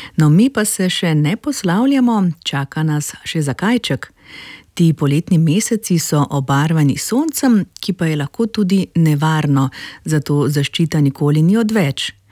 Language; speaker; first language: Slovenian; native; Slovenian